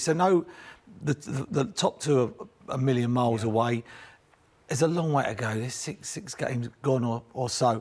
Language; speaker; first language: English; native; English